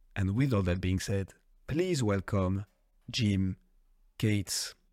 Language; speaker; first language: English; non-native, fluent; French